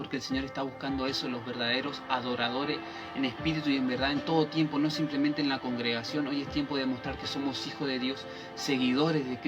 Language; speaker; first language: Spanish; native; Spanish